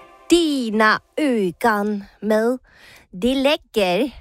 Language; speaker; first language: Swedish; non-native, learner; Danish